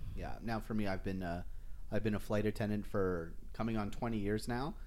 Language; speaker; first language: English; native; English